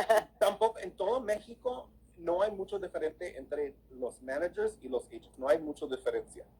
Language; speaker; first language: Spanish; early bilingual, heritage; English